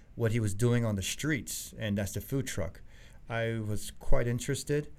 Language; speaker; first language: English; early bilingual, other home language; Chinese